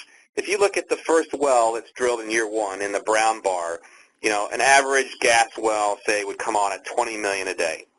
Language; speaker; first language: English; native; English